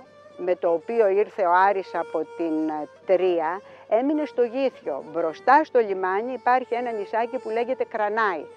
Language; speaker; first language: Greek; native; Greek